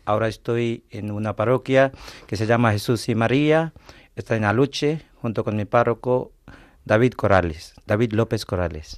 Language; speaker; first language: Spanish; non-native, fluent; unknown